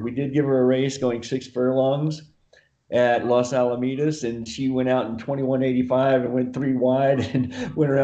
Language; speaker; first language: English; native; English